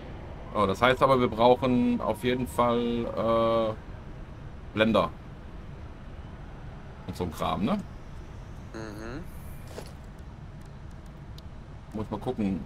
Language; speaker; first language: German; native; German